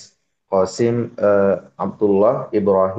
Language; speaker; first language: Arabic; non-native, learner; Indonesian